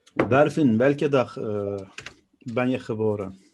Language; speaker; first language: Dutch; non-native, learner; Turkish